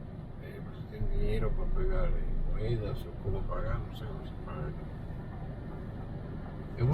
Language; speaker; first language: Portuguese; non-native, fluent; Spanish